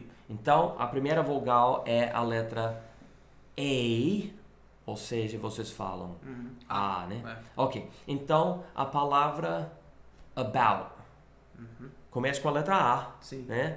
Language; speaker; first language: Portuguese; non-native, fluent; English